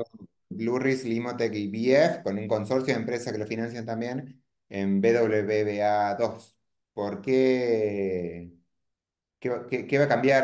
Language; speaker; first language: Spanish; native; Spanish